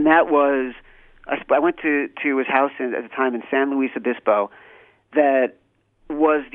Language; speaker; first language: English; native; English